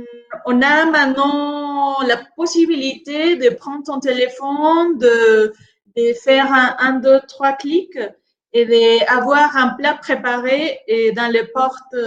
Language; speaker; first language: French; non-native, fluent; Spanish